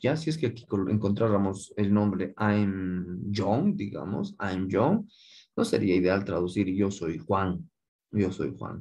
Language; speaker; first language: Spanish; native; Spanish